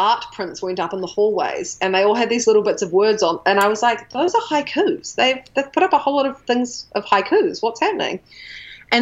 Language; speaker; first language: English; native; English